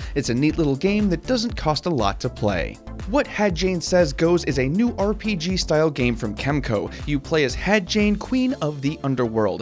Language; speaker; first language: English; native; English